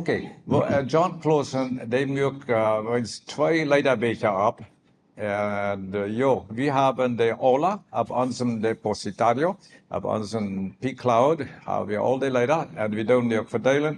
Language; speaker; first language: German; non-native, learner; Plautdietsch